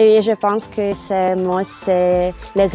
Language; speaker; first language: French; non-native, learner; Russian